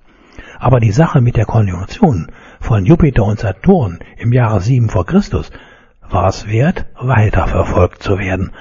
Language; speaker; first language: German; native; German